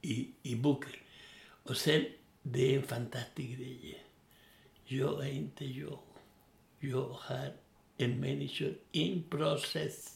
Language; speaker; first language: Swedish; non-native, learner; Spanish